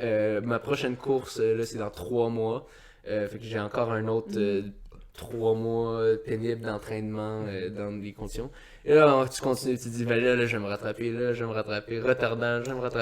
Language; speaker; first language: French; native; French